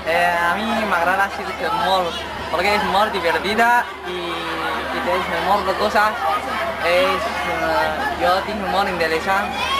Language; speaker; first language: Catalan; non-native, learner; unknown